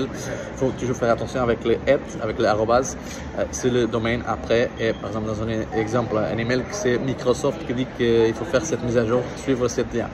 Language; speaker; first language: French; non-native, learner; Portuguese